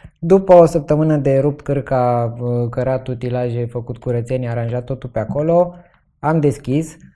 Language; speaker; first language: Romanian; native; Romanian